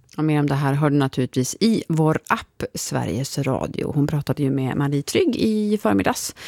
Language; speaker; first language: Swedish; native; Swedish